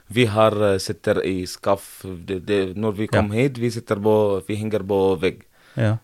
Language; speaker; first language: Norwegian; non-native, fluent; Arabic